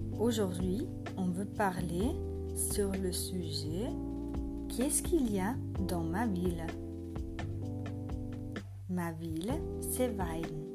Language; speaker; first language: French; non-native, fluent; German